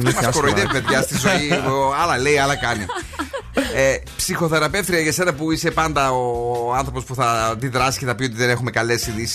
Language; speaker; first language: Greek; native; Greek